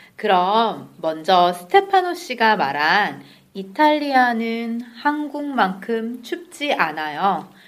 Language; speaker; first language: Korean; native; Korean